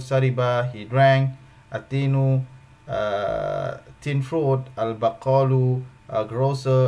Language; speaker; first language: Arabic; non-native, fluent; Indonesian